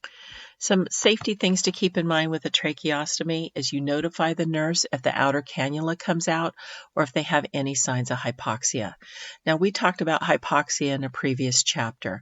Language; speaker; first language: English; native; English